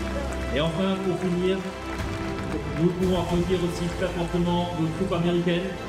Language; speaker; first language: French; native; French